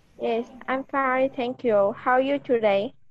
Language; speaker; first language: English; non-native, learner; Vietnamese